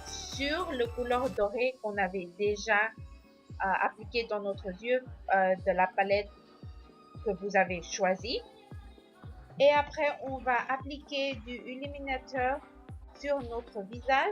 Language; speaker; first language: French; non-native, learner; Spanish